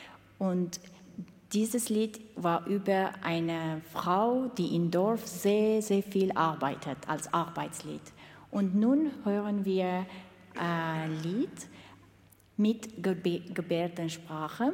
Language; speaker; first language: German; non-native, fluent; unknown